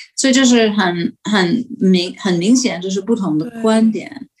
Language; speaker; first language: Chinese; non-native, fluent; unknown